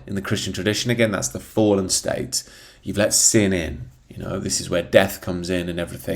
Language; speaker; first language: English; native; English